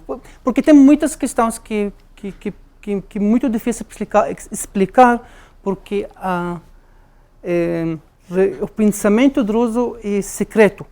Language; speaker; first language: Portuguese; non-native, learner; Arabic